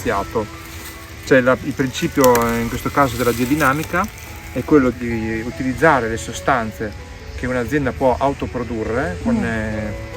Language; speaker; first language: Italian; native; Italian